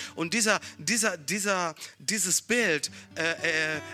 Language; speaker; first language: German; non-native, fluent; Italian